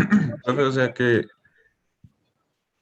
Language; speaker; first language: Spanish; native; Spanish